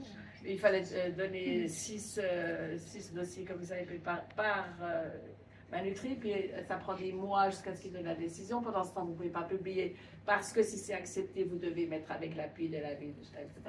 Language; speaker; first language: French; native; French